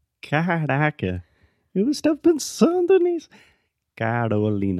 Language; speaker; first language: Portuguese; non-native, fluent; English